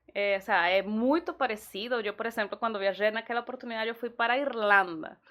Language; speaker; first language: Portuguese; non-native, fluent; Spanish